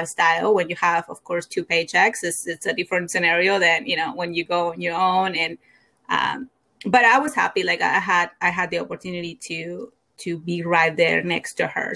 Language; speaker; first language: English; non-native, fluent; Spanish